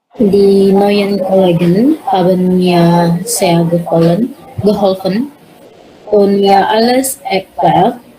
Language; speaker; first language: German; non-native, learner; Indonesian